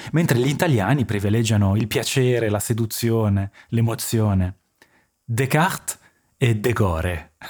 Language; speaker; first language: Italian; early bilingual, other home language; French